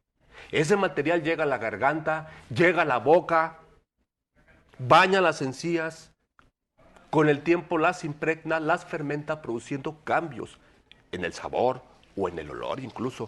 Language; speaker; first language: Spanish; native; Spanish